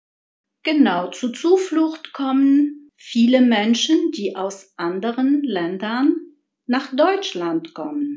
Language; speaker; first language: German; non-native, fluent; Arabic